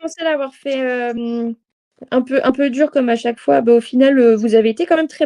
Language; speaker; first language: French; native; French